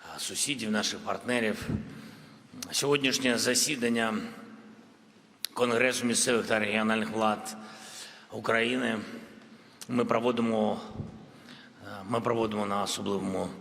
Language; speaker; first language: Ukrainian; non-native, local second language; Russian